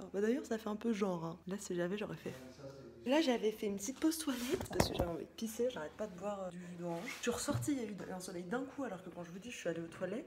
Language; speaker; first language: French; native; French